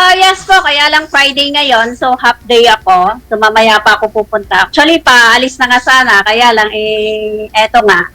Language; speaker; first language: Filipino; native; Filipino